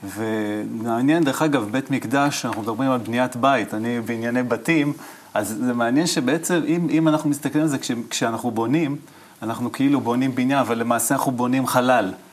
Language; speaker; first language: Hebrew; native; Hebrew